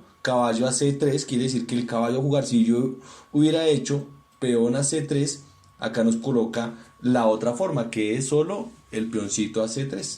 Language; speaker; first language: Spanish; native; Spanish